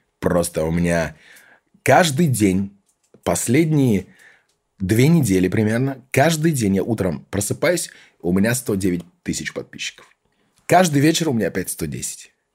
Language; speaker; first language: Russian; early bilingual, heritage; Russian